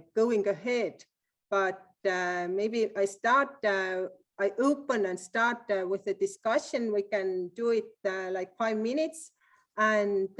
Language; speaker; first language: English; non-native, fluent; Estonian